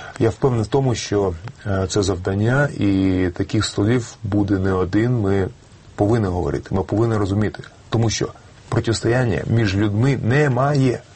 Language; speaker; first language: Ukrainian; non-native, local second language; Russian